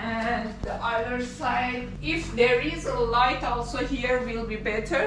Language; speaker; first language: English; non-native, learner; Russian